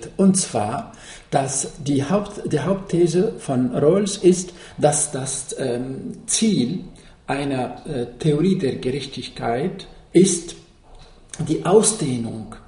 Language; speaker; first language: German; non-native, fluent; Arabic